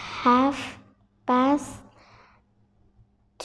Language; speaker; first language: English; non-native, learner; Vietnamese